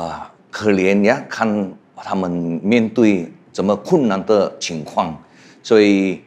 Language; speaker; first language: Chinese; non-native, fluent; Indonesian